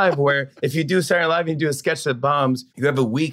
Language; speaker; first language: English; native; English